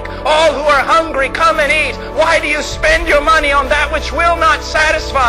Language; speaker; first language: English; native; English